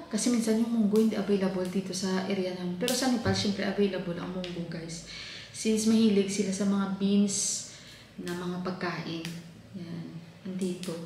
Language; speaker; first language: Filipino; non-native, local second language; Hiligaynon